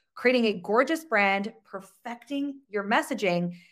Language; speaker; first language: English; native; English